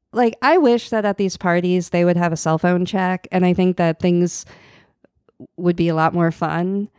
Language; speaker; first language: English; native; English